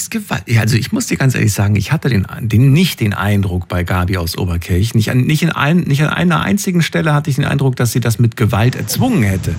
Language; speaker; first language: German; native; German